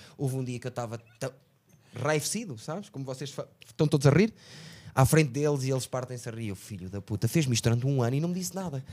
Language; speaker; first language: Portuguese; native; Portuguese